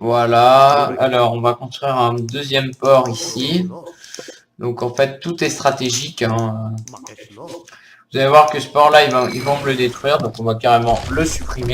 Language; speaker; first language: French; native; French